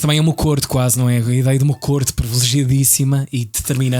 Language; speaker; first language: Portuguese; native; Portuguese